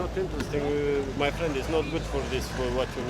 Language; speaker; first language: English; non-native, learner; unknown